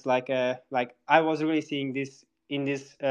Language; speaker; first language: English; non-native, fluent; Turkish